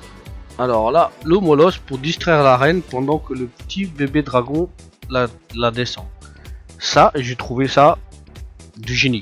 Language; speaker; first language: French; native; French